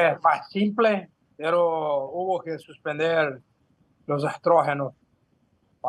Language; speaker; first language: Spanish; non-native, fluent; Portuguese